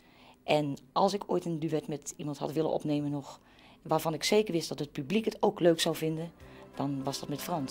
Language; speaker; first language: Dutch; native; Dutch